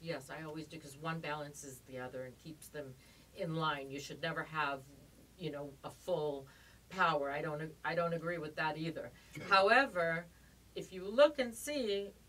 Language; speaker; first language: English; native; English